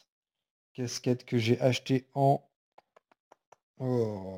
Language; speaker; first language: French; native; French